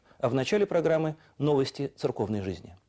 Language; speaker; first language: Russian; native; Russian